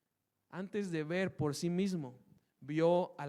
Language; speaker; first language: Spanish; native; Spanish